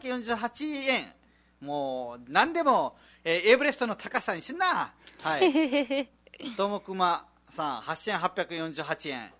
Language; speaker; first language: Japanese; non-native, fluent; Nepali